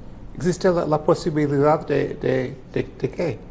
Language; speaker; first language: Spanish; non-native, fluent; English